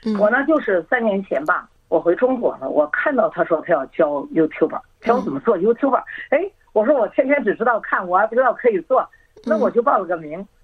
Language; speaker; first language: Chinese; native; Chinese